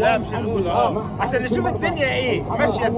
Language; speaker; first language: Arabic; native; Arabic